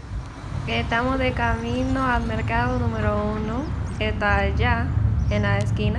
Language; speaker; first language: Spanish; non-native, fluent; English